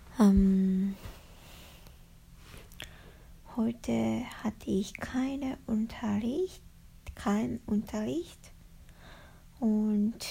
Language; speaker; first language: German; non-native, learner; Japanese